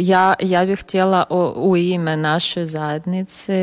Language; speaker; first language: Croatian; non-native, learner; Ukrainian